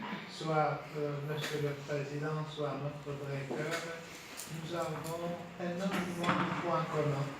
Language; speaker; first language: French; non-native, fluent; Turkish